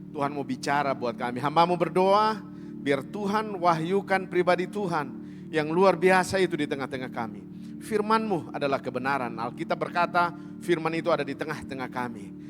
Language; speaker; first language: Indonesian; native; Indonesian